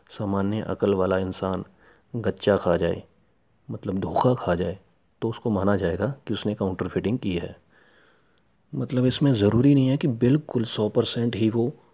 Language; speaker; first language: Hindi; non-native, local second language; Punjabi